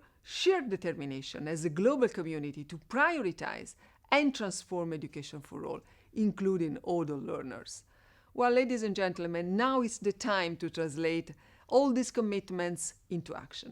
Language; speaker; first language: English; non-native, fluent; Italian